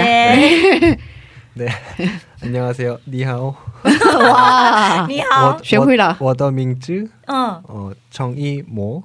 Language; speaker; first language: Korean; non-native, learner; Chinese